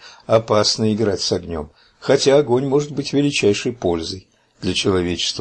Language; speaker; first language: Russian; native; Russian